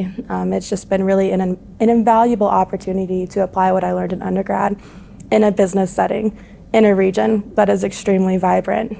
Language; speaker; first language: English; native; English